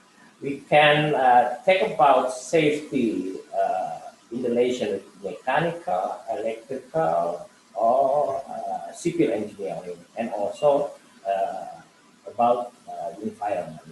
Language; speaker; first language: English; non-native, learner; Indonesian